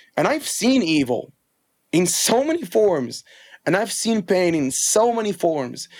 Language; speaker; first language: English; non-native, fluent; Hebrew